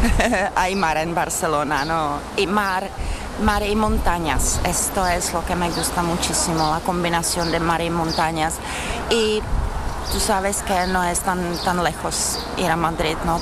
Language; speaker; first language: Spanish; non-native, learner; Czech